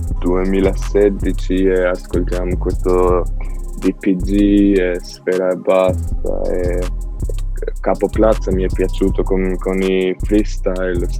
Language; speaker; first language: Italian; non-native, learner; Albanian